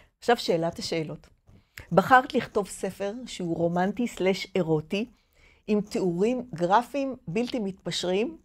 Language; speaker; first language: Hebrew; native; Hebrew